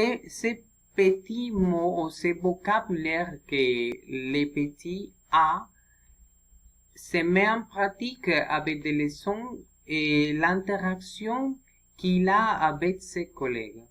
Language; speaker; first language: French; non-native, learner; Spanish